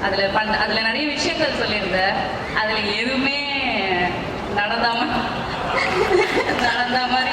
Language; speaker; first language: Tamil; non-native, learner; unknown